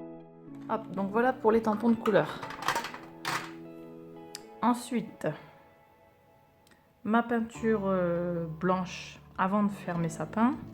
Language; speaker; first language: French; native; French